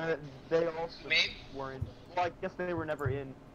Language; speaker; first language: English; native; English